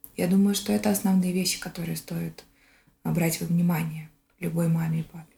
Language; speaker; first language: Russian; native; Russian